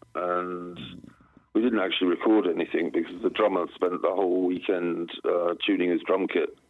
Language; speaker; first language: English; native; English